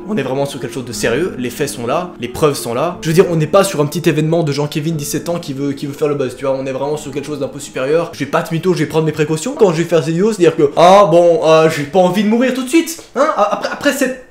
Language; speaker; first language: French; native; French